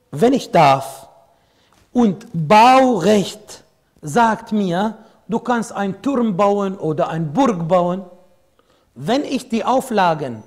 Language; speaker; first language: German; non-native, fluent; Arabic